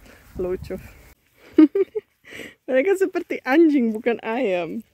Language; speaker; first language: Indonesian; non-native, fluent; Czech